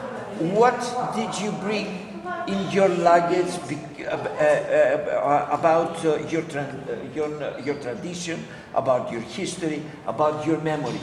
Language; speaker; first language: English; non-native, fluent; Greek